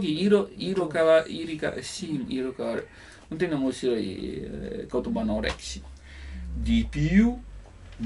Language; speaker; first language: Japanese; non-native, learner; Italian